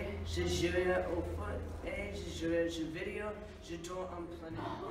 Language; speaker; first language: French; non-native, learner; English